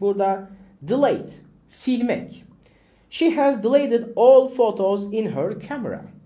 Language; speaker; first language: English; non-native, fluent; Turkish